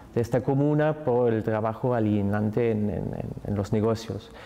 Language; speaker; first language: Spanish; non-native, fluent; German